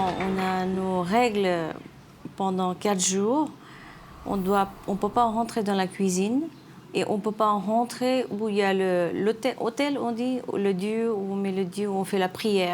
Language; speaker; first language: French; non-native, fluent; Nepali